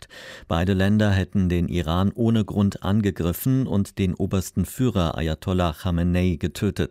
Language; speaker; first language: German; native; German